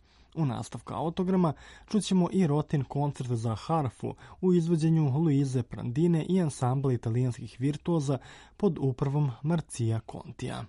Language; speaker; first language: Croatian; native; Croatian